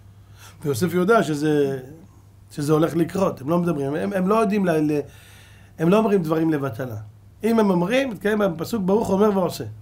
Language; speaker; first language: Hebrew; native; Hebrew